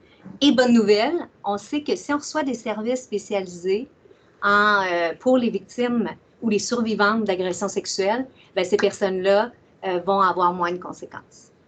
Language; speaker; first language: French; native; French